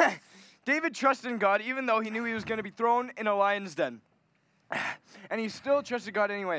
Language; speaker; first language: English; native; English